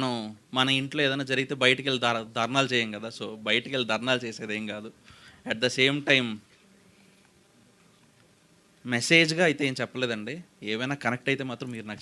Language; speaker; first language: Telugu; native; Telugu